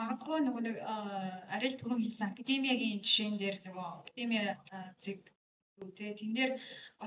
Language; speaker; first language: Mongolian; native; Mongolian